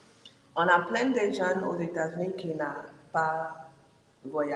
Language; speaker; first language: French; non-native, learner; English